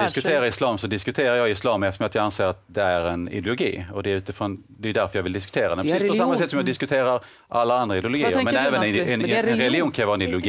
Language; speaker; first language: Swedish; native; Swedish